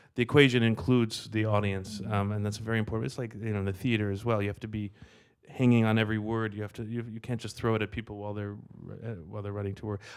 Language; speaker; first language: English; native; English